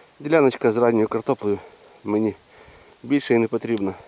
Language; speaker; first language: Ukrainian; native; Ukrainian